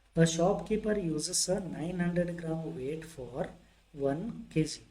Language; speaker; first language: English; non-native, local second language; Kannada